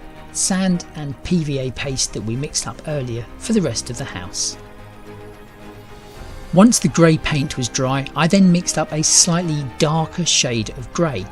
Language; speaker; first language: English; native; English